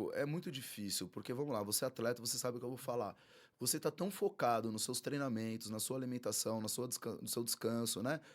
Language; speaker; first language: Portuguese; native; Portuguese